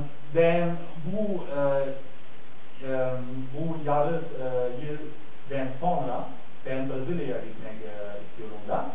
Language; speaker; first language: Turkish; non-native, learner; German